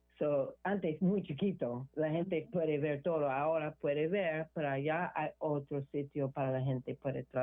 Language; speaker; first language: Spanish; non-native, learner; English